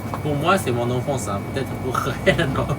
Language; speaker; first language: French; non-native, local second language; Chinese